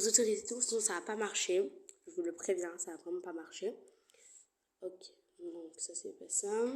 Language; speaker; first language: French; native; French